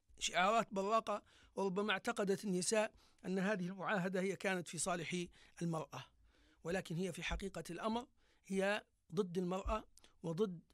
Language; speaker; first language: Arabic; native; Arabic